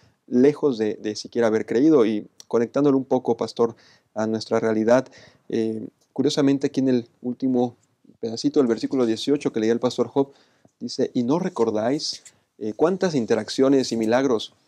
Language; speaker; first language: Spanish; native; Spanish